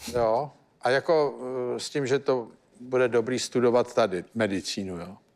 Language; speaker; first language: Czech; native; Czech